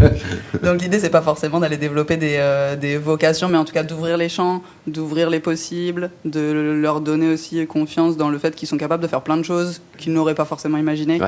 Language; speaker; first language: French; native; French